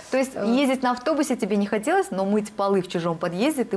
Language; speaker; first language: Russian; native; Russian